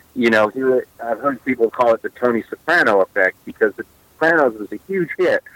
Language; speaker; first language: English; native; English